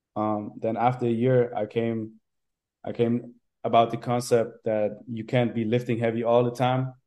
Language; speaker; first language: English; non-native, fluent; German